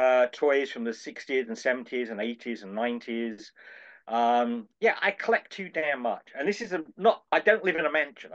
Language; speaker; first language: English; native; English